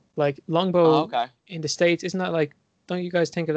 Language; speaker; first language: English; native; English